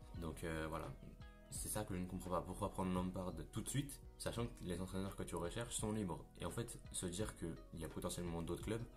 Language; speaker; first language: French; native; French